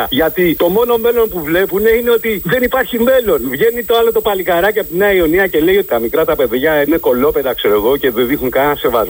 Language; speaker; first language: Greek; native; Greek